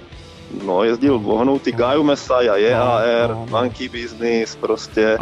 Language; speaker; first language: Czech; native; Czech